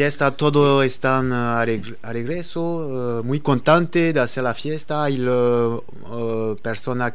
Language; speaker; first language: Spanish; non-native, learner; French